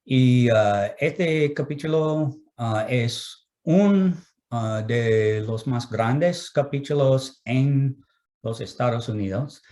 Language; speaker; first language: Spanish; non-native, fluent; English